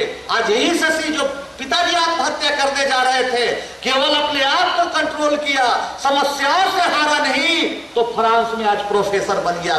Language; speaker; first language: Hindi; native; Hindi